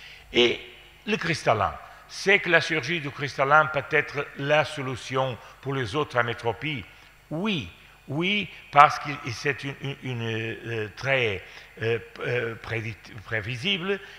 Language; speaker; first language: French; non-native, fluent; Portuguese